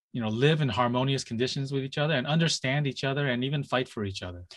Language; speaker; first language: English; native; English